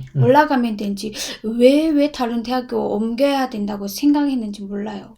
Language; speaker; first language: Korean; non-native, learner; Vietnamese